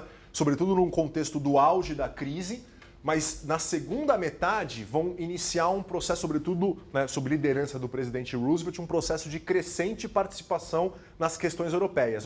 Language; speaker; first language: Portuguese; native; Portuguese